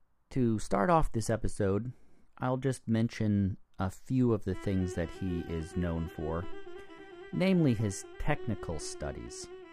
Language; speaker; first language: English; native; English